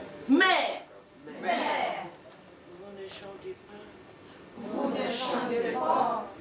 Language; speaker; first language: French; non-native, learner; Russian